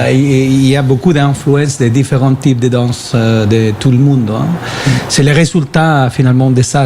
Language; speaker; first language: French; non-native, fluent; Spanish